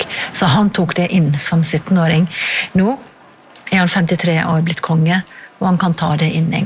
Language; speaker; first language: Norwegian; native; Norwegian